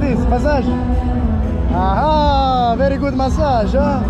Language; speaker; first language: English; non-native, fluent; Italian